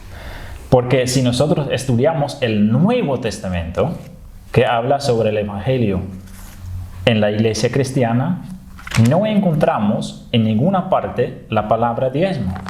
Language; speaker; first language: Spanish; non-native, fluent; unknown